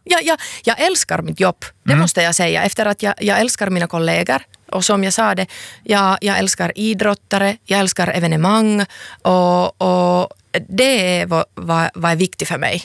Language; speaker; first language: Swedish; non-native, local second language; Finnish